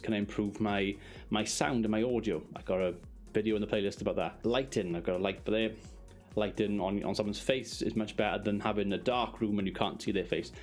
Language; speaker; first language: English; native; English